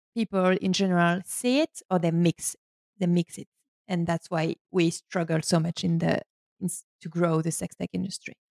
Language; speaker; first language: English; non-native, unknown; French